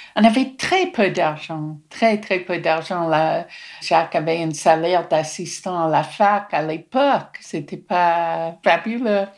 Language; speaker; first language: French; non-native, fluent; English